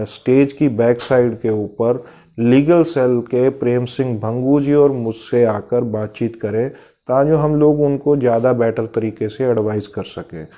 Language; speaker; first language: Hindi; non-native, local second language; Punjabi